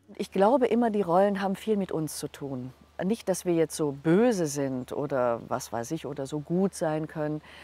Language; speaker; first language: German; non-native, local second language; Hungarian